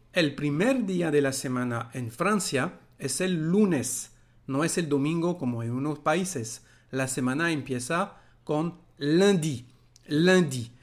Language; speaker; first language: Spanish; non-native, fluent; French